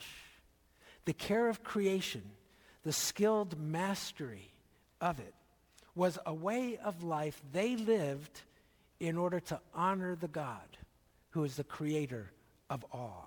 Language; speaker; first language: English; native; English